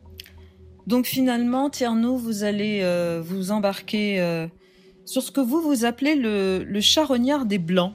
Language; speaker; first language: French; native; French